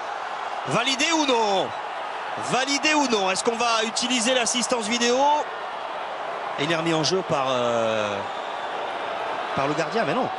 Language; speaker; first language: French; native; French